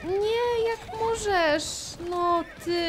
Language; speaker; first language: Polish; native; Polish